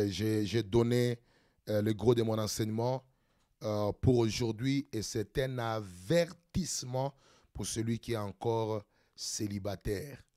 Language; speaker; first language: French; non-native, local second language; Lingala